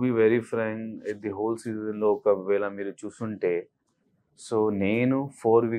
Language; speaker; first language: Telugu; non-native, learner; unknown